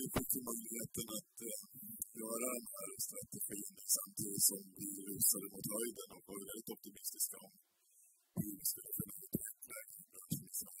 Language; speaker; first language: Swedish; native; Swedish